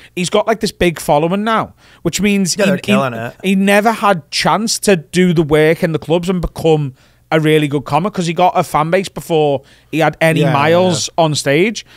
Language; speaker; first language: English; native; English